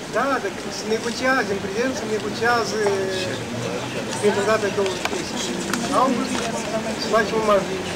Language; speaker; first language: Romanian; native; Romanian